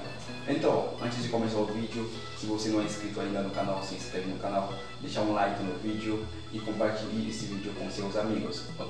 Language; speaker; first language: Portuguese; non-native, learner; Haitian Creole